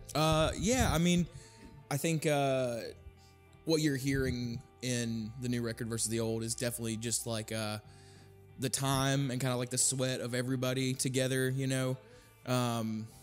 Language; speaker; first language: English; native; English